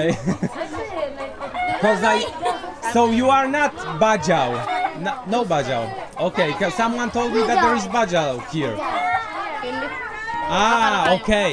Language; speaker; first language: English; non-native, learner; Polish